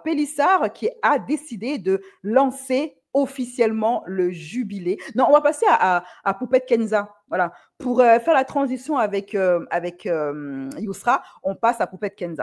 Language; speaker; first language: French; native; French